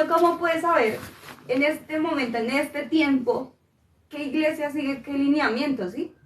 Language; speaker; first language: Spanish; native; Spanish